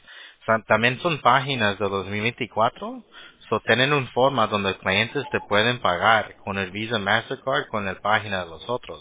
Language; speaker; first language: Spanish; early bilingual, heritage; Spanish